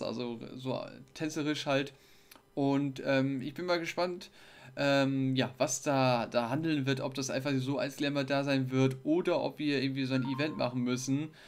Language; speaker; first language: German; native; German